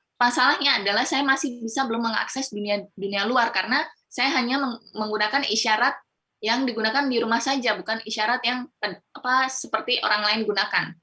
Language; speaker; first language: Indonesian; non-native, local second language; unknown